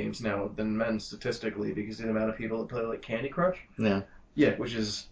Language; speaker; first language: English; native; English